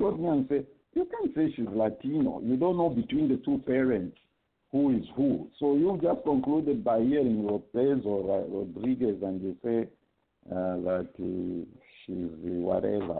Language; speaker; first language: English; non-native, local second language; Bemba